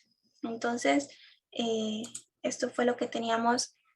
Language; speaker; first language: Spanish; native; Spanish